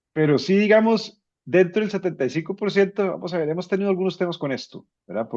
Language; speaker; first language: Spanish; native; Spanish